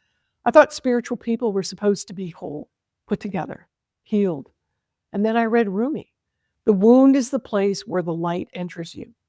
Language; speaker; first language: English; native; English